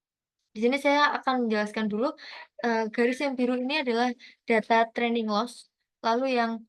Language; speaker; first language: Indonesian; native; Indonesian